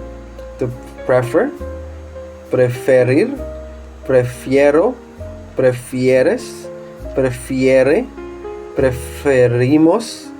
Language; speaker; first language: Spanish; non-native, learner; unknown